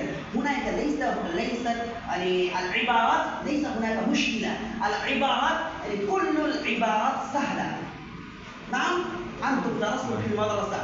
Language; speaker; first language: Arabic; non-native, fluent; Bangla